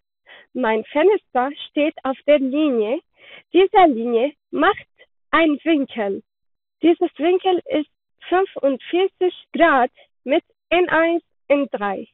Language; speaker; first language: German; non-native, learner; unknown